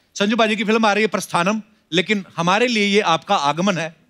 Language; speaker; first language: Hindi; native; Hindi